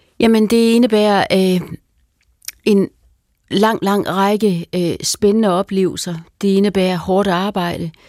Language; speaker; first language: Danish; native; Danish